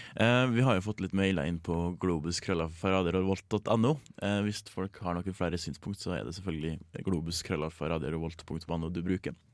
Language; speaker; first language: Norwegian; native; Norwegian